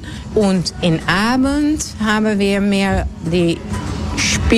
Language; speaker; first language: German; non-native, learner; Dutch